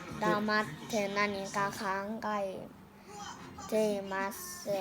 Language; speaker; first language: Japanese; non-native, learner; Thai